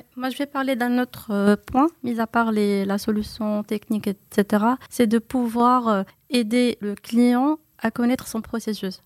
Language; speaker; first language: French; non-native, local second language; Arabic